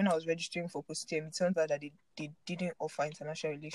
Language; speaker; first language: English; non-native, local second language; Yoruba